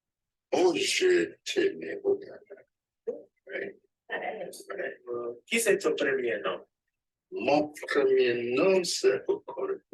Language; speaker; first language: French; non-native, learner; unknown